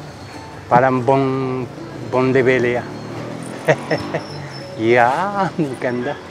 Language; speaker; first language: Filipino; non-native, learner; Japanese